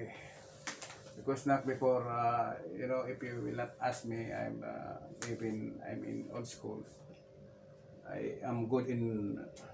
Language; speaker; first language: English; non-native, local second language; Cebuano